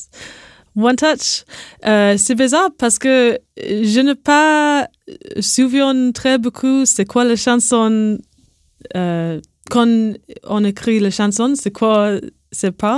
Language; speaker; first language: French; non-native, learner; English